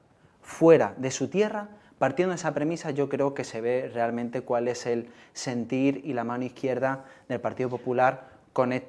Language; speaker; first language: Spanish; native; Spanish